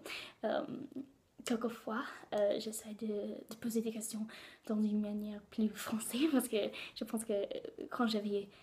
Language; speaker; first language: French; non-native, learner; English